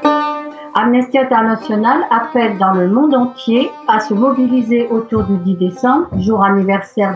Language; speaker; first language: French; native; French